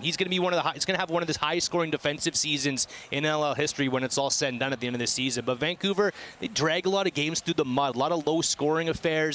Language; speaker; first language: English; native; English